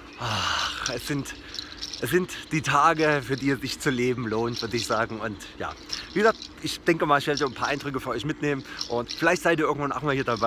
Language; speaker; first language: German; native; German